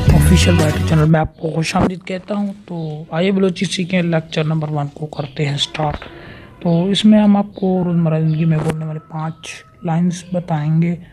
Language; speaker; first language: Urdu; non-native, local second language; Baluchi